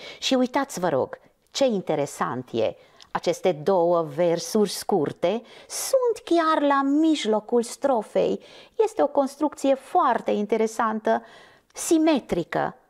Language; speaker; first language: Romanian; non-native, local second language; Hungarian